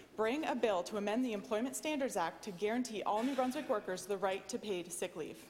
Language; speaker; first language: English; native; English